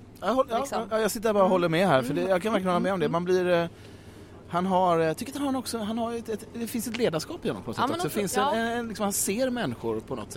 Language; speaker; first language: Swedish; native; Swedish